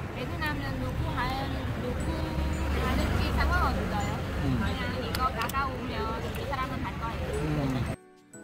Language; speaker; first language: Korean; non-native, learner; Vietnamese